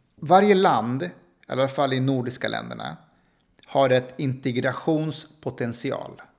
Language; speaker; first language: Swedish; early bilingual, other home language; Persian